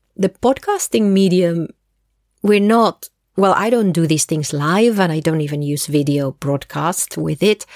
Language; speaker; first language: English; early bilingual, other home language; Spanish